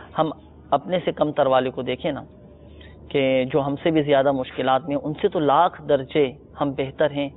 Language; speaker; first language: Urdu; native; Urdu